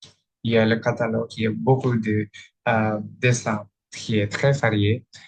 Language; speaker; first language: French; non-native, learner; Indonesian